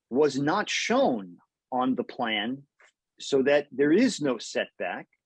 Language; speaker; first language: English; native; English